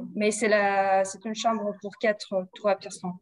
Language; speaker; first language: French; non-native, fluent; Russian